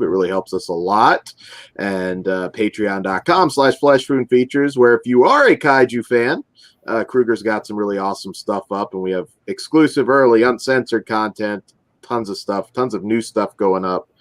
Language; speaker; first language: English; native; English